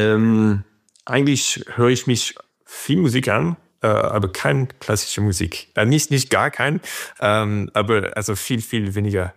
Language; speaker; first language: German; non-native, fluent; French